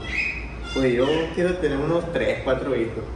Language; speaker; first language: Spanish; native; Spanish